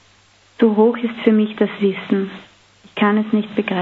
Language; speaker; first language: German; native; German